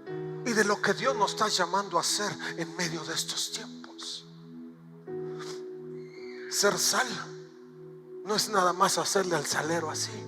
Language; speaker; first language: Spanish; native; Spanish